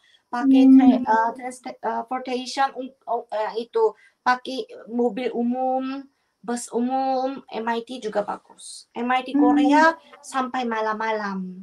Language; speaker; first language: Indonesian; non-native, fluent; Korean